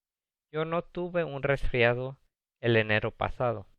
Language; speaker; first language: Spanish; early bilingual, other home language; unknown